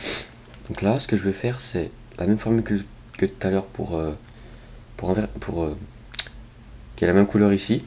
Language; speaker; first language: French; native; French